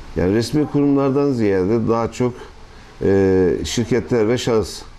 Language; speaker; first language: Turkish; native; Turkish